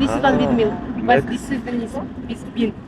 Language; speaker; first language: English; non-native, learner; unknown